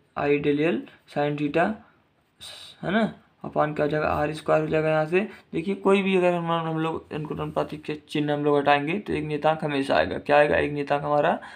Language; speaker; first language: Hindi; native; Hindi